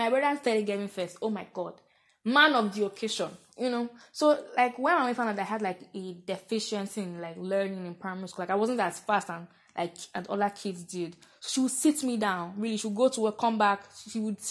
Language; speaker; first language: English; non-native, local second language; Yoruba